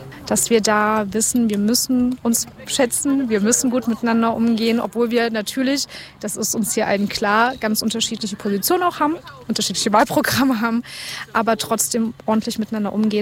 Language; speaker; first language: German; native; German